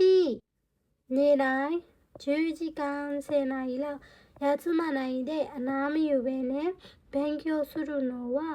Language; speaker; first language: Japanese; non-native, fluent; Burmese